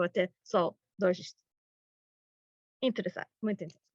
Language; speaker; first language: Portuguese; early bilingual, heritage; Portuguese